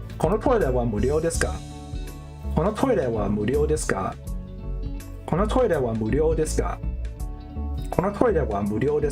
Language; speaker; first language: Japanese; non-native, learner; English